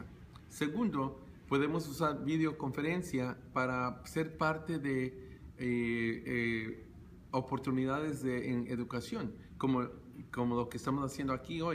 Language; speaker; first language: Spanish; early bilingual, heritage; Spanish